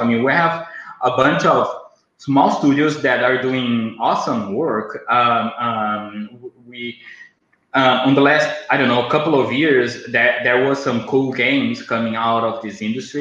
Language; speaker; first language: English; non-native, fluent; Portuguese